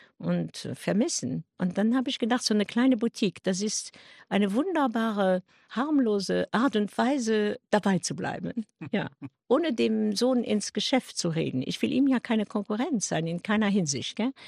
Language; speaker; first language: German; non-native, local second language; Luxembourgish